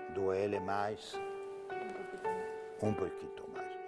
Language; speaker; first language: Spanish; non-native, learner; French